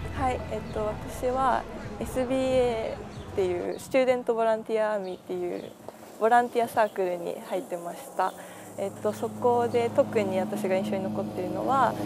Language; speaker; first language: Japanese; native; Japanese